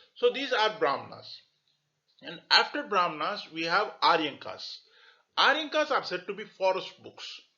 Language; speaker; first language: English; non-native, local second language; Tamil